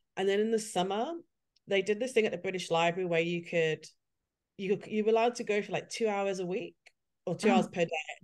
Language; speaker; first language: English; native; English